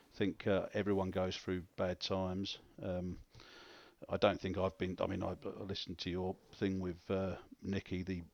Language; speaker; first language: English; native; English